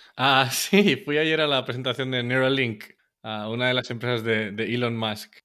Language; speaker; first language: Spanish; native; Spanish